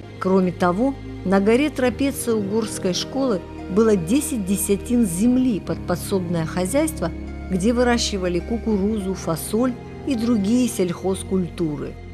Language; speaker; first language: Russian; native; Russian